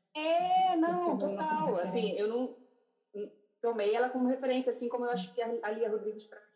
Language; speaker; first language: Portuguese; native; Portuguese